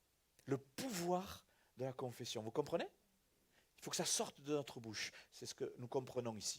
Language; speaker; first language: French; native; French